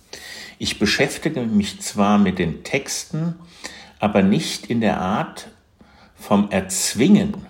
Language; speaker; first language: German; native; German